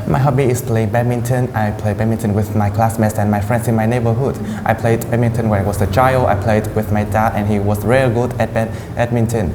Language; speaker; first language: English; non-native, fluent; Vietnamese